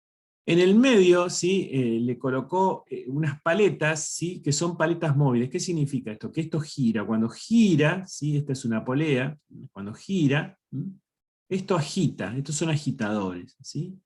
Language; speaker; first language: Spanish; native; Spanish